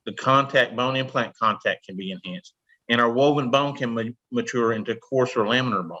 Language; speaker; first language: English; native; English